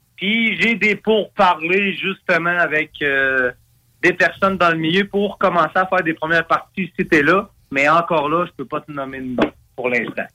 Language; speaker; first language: French; native; French